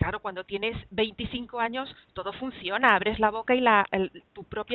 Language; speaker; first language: Spanish; native; Spanish